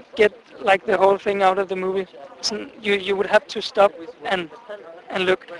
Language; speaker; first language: English; non-native, fluent; Danish